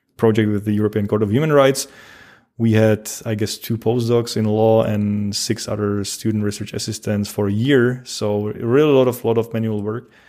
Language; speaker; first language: English; non-native, fluent; Czech